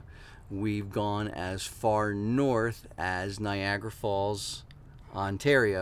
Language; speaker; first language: English; native; English